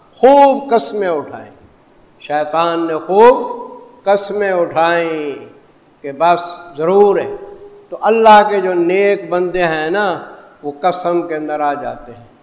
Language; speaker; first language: Urdu; non-native, local second language; Saraiki